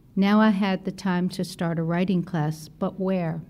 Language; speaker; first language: English; native; English